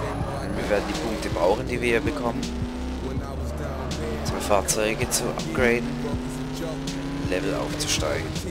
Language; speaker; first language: German; native; German